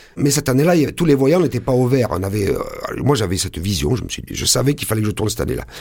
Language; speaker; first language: French; native; French